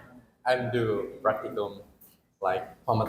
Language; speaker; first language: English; non-native, learner; Indonesian